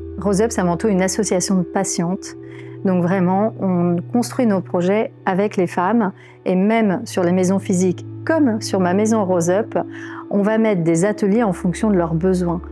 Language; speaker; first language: French; native; French